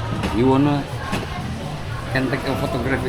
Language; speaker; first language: English; non-native, learner; Indonesian